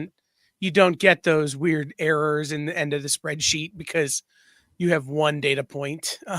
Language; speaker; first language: English; native; English